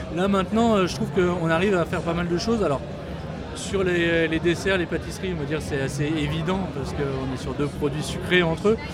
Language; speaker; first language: French; native; French